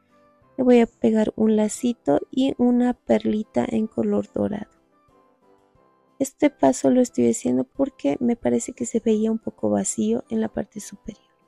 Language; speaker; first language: Spanish; native; Spanish